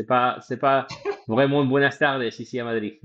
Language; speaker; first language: French; non-native, fluent; Spanish